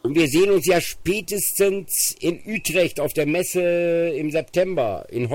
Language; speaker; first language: German; native; German